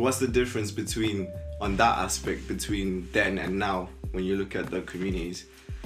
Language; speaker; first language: English; non-native, local second language; Shona